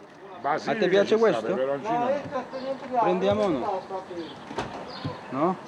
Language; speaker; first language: Italian; non-native, learner; Korean